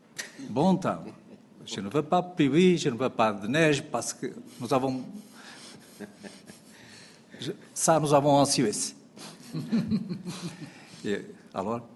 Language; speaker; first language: French; non-native, fluent; Portuguese